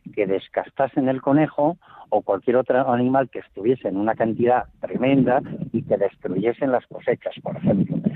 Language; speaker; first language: Spanish; native; Spanish